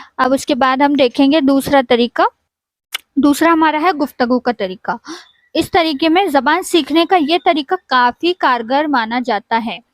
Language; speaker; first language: Urdu; native; Urdu